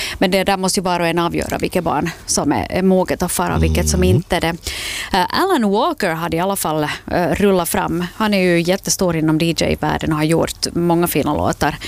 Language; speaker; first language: Swedish; native; Swedish